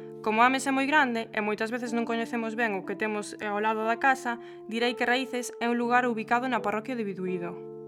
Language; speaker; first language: Galician; early bilingual, heritage; Galician